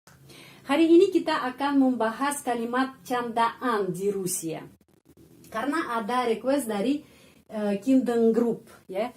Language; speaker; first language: Indonesian; non-native, fluent; Russian